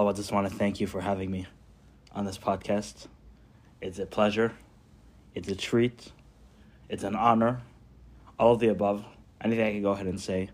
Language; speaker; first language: English; non-native, fluent; Hebrew